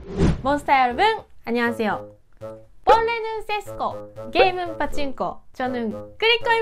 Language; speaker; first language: Korean; non-native, learner; Japanese